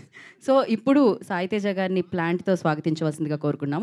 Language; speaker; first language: Telugu; native; Telugu